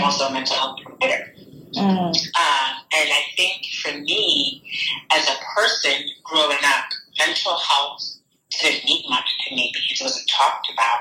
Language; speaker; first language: English; non-native, local second language; Akan